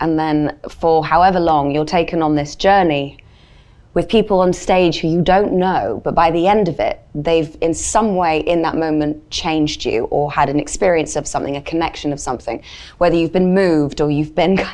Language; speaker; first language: English; native; English